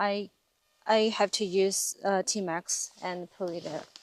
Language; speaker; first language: English; non-native, learner; Chinese